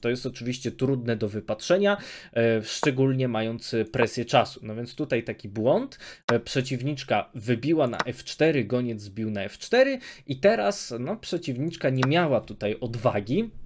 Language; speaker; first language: Polish; native; Polish